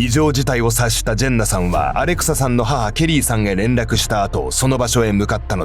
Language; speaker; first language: Japanese; native; Japanese